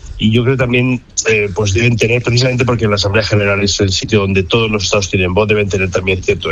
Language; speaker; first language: Spanish; native; Spanish